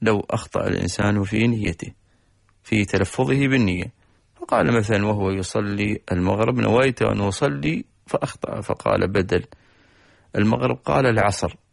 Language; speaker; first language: Arabic; native; Arabic